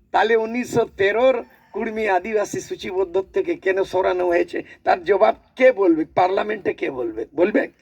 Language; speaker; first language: Bangla; non-native, local second language; Santali